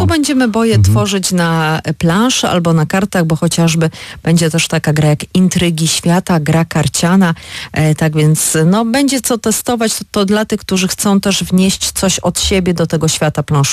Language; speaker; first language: Polish; native; Polish